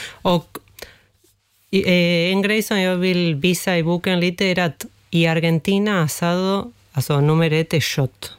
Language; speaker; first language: Swedish; non-native, fluent; Spanish